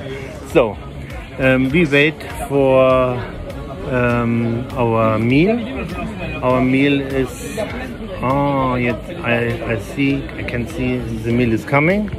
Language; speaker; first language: English; non-native, learner; German